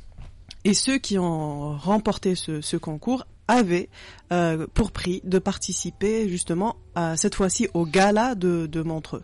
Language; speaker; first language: French; non-native, local second language; Arabic